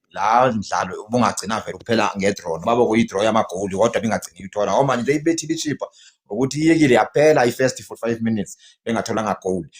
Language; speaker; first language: Zulu; non-native, local second language; Xhosa